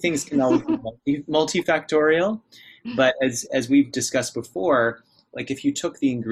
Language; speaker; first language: English; native; English